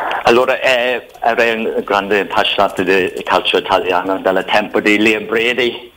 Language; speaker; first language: Italian; non-native, fluent; English